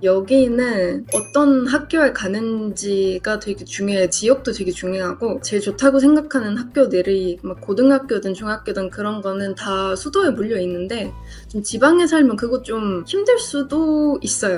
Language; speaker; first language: Korean; non-native, fluent; Estonian